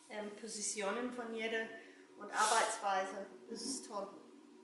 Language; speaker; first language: German; non-native, learner; English